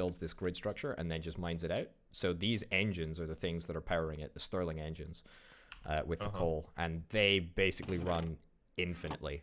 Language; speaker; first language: English; native; English